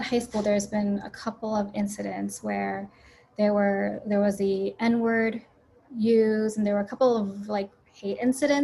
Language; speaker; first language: English; early bilingual, other home language; Cantonese